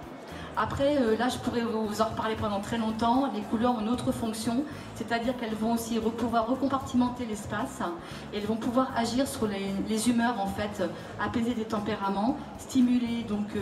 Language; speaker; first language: French; native; French